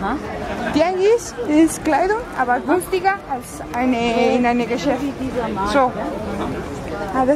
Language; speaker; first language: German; non-native, learner; Spanish